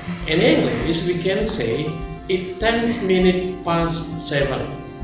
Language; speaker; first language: English; non-native, fluent; Indonesian